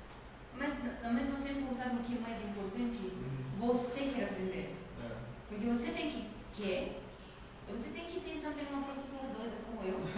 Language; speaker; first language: Portuguese; non-native, learner; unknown